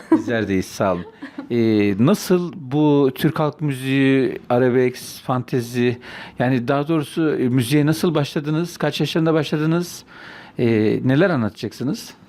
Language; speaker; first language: Turkish; native; Turkish